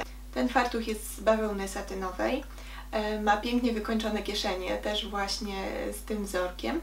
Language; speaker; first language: Polish; native; Polish